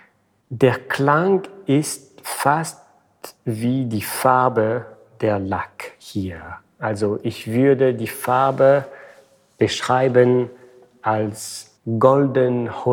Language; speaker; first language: German; non-native, fluent; French